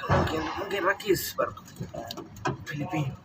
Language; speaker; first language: Arabic; non-native, learner; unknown